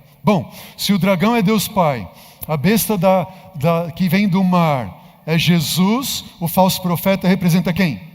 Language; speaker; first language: Portuguese; native; Portuguese